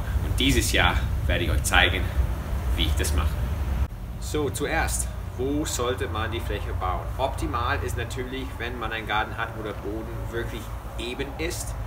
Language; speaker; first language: German; non-native, fluent; English